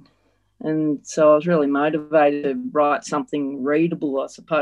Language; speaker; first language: English; native; English